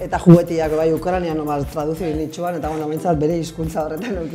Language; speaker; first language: Basque; native; Basque